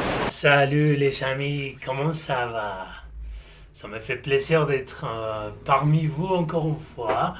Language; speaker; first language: French; non-native, fluent; Spanish